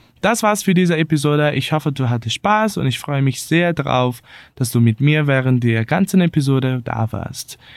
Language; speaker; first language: German; non-native, fluent; Portuguese